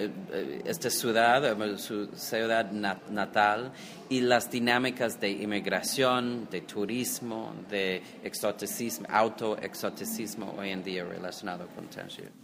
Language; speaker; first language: Spanish; non-native, fluent; English